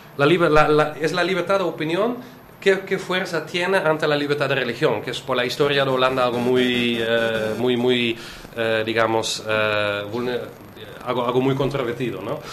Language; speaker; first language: Spanish; non-native, fluent; Dutch